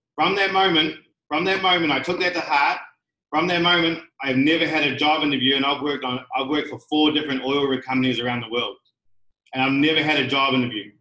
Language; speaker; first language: English; native; English